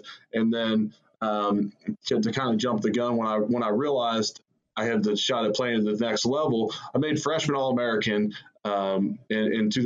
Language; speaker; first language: English; native; English